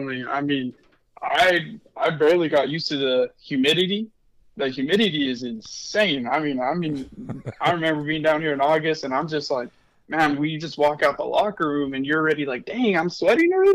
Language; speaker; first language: English; native; English